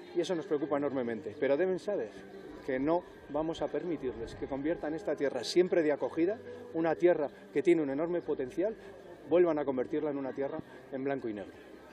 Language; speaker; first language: Spanish; native; Spanish